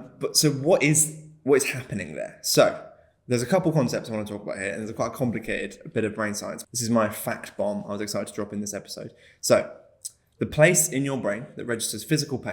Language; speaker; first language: English; native; English